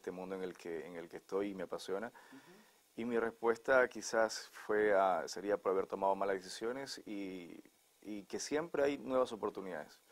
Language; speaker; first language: Spanish; native; Spanish